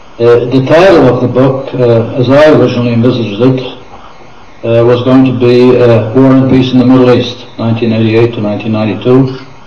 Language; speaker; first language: English; non-native, fluent; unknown